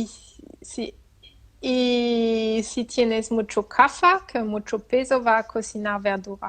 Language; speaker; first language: Spanish; non-native, learner; French